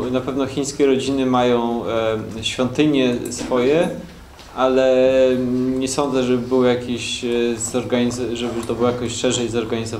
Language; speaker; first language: Polish; native; Polish